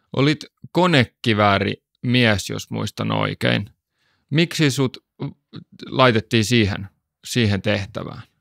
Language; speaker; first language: Finnish; native; Finnish